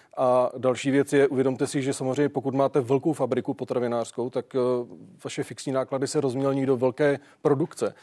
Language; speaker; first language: Czech; native; Czech